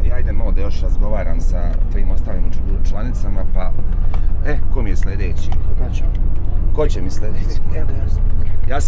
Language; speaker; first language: Bosnian; native; Bosnian